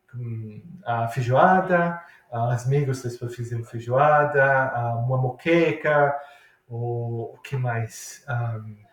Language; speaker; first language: Portuguese; non-native, fluent; Italian